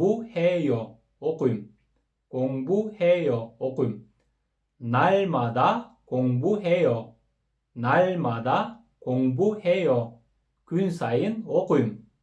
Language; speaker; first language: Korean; non-native, fluent; Kyrgyz